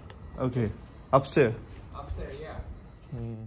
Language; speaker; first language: Hindi; native; Hindi